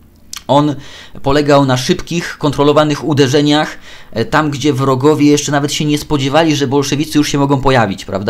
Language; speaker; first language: Polish; native; Polish